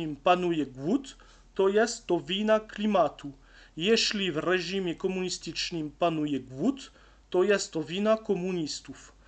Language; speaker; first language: Polish; non-native, learner; French